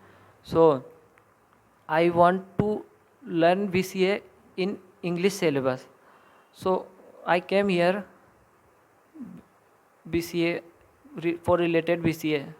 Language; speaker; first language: English; non-native, learner; Hindi